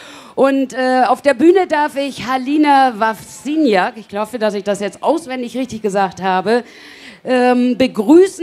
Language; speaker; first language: German; native; German